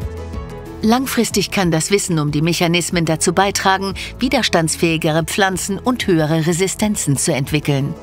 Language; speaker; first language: German; native; German